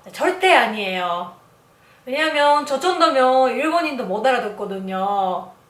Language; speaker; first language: Korean; non-native, fluent; Japanese